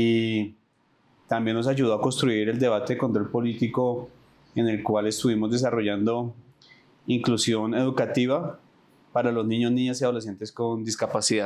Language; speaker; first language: Spanish; native; Spanish